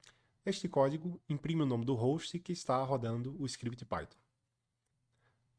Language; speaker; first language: Portuguese; native; Portuguese